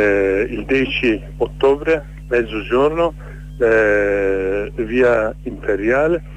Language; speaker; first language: Italian; non-native, fluent; Kurdish